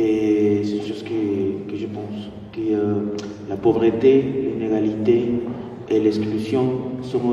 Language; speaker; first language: French; non-native, fluent; Spanish